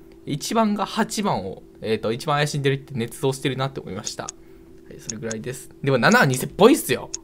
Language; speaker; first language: Japanese; native; Japanese